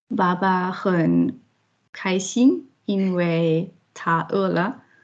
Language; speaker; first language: Chinese; non-native, learner; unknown